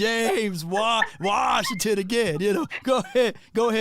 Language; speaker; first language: English; native; English